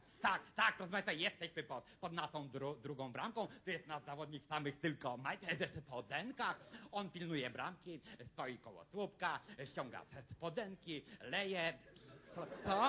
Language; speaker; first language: Polish; native; Polish